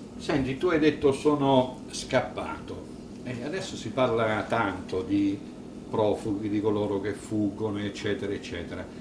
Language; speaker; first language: Italian; native; Italian